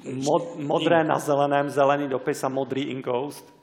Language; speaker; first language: Czech; native; Czech